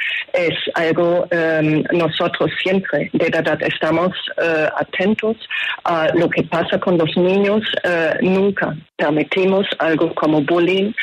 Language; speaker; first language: Spanish; non-native, fluent; German